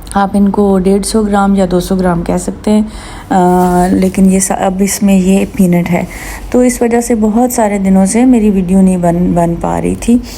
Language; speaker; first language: Urdu; non-native, local second language; Punjabi